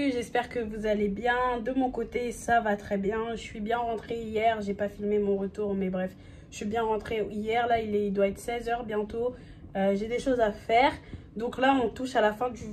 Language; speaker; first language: French; native; French